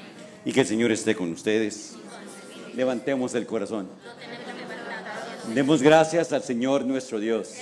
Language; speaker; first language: Spanish; native; Spanish